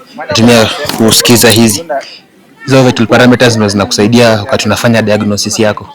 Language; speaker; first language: Swahili; non-native, local second language; Gusii